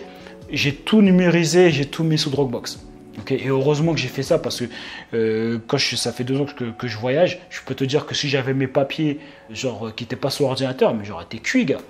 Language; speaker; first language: French; native; French